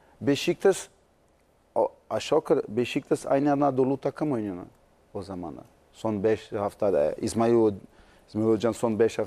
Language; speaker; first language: Turkish; non-native, learner; Portuguese